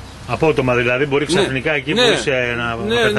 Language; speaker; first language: Greek; native; Greek